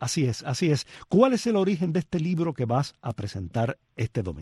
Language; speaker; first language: Spanish; native; Spanish